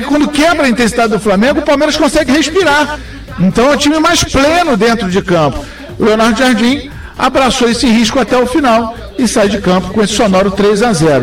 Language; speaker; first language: Portuguese; native; Portuguese